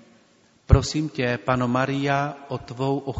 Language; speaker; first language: Czech; native; Czech